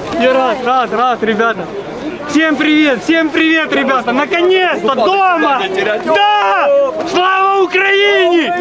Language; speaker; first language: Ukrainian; non-native, local second language; Russian